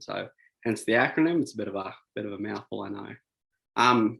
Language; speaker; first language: English; native; English